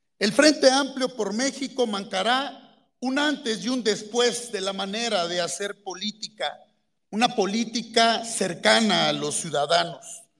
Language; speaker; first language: Spanish; native; Spanish